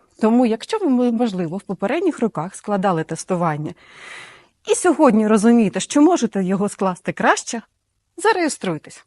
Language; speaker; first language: Ukrainian; native; Ukrainian